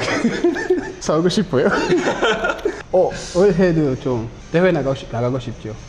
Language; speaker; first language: Korean; non-native, learner; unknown